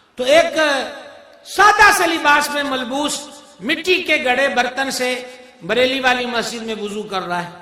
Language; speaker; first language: Urdu; non-native, local second language; Punjabi